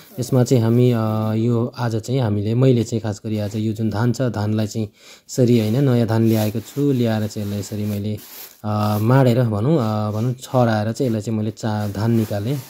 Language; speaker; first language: Nepali; non-native, local second language; Limbu